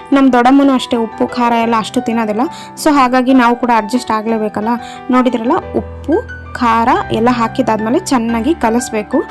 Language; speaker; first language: Kannada; non-native, local second language; Telugu